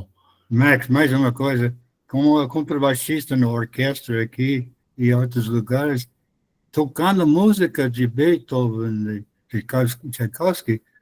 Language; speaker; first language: Portuguese; non-native, fluent; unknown